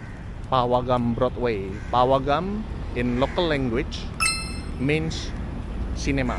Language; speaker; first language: English; non-native, local second language; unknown